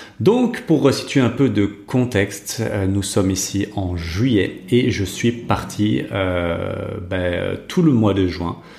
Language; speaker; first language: French; native; French